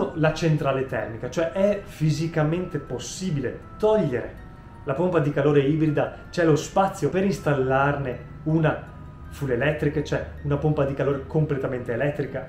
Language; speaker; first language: Italian; native; Italian